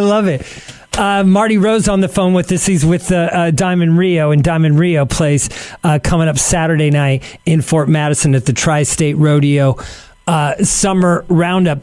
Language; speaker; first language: English; native; English